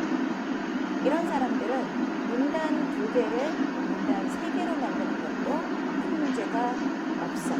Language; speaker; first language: Korean; native; Korean